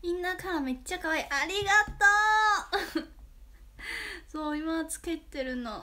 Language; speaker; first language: Japanese; non-native, fluent; Chinese